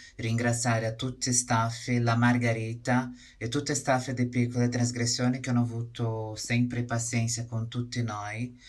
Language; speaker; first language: Italian; non-native, fluent; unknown